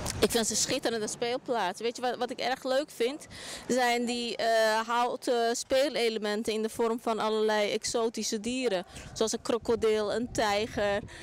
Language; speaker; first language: Dutch; early bilingual, other home language; Turkish